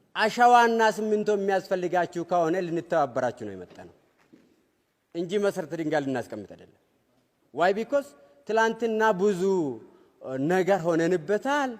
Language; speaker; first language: Amharic; non-native, local second language; Oromo